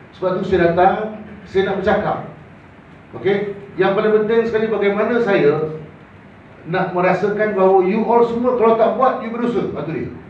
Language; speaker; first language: Malay; native; Malay